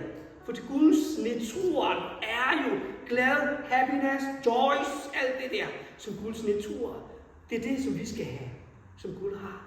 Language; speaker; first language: Danish; non-native, fluent; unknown